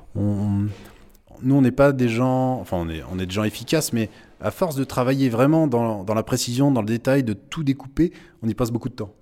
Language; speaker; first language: French; native; French